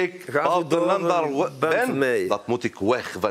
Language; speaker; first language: Dutch; non-native, learner; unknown